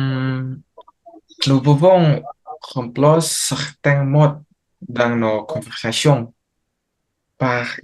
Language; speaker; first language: French; non-native, learner; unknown